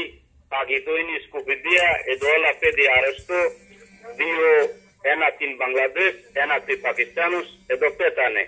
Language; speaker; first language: Greek; non-native, learner; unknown